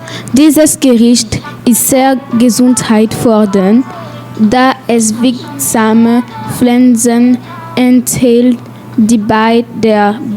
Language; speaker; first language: German; non-native, learner; French